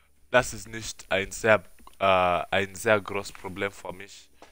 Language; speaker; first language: German; non-native, learner; Swahili